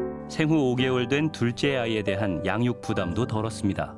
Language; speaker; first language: Korean; native; Korean